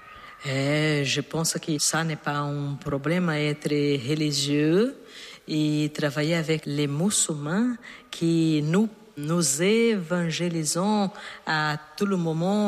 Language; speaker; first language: French; non-native, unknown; Portuguese